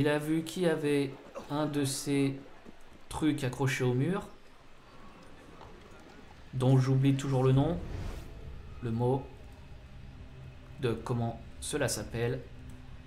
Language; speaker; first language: French; native; French